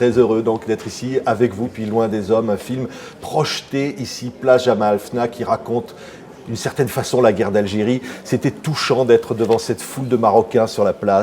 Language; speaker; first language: French; native; French